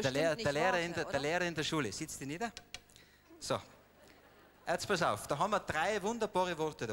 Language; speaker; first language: German; native; German